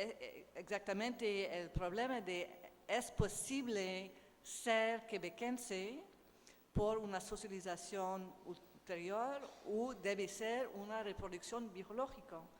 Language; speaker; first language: Spanish; non-native, learner; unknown